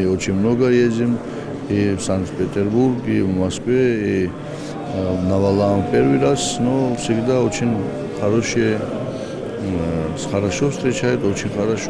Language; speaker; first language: Russian; non-native, fluent; Georgian